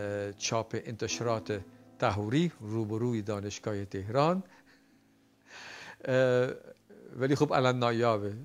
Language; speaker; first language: Persian; non-native, fluent; Dutch